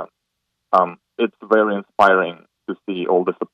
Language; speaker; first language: English; non-native, fluent; Ukrainian